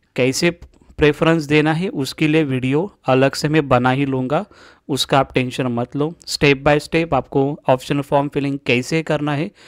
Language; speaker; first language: Hindi; non-native, local second language; Marathi